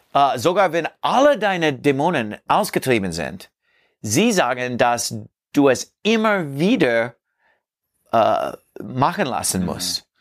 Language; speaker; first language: German; non-native, learner; English